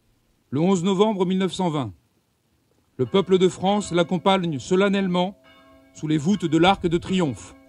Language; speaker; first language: French; native; French